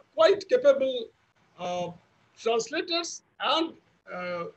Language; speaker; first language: English; non-native, local second language; Bangla